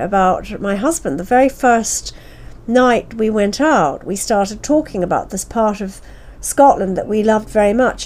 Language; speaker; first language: English; native; English